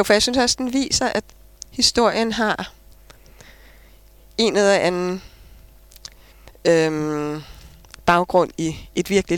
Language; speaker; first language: Danish; native; Danish